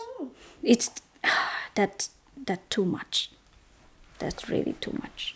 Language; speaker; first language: English; non-native, learner; Thai